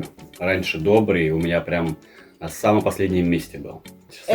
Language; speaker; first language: Russian; native; Russian